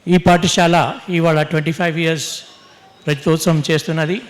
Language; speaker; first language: Telugu; non-native, local second language; Hindi